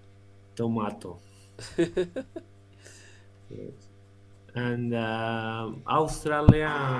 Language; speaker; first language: English; non-native, learner; Spanish